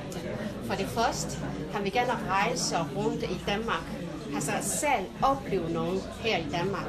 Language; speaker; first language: Danish; non-native, fluent; Chinese